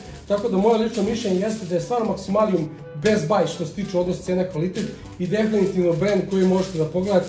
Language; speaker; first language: Croatian; native; Croatian